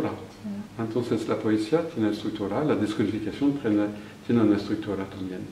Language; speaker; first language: Spanish; non-native, fluent; French